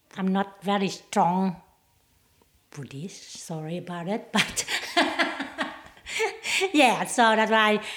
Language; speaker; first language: English; non-native, learner; Vietnamese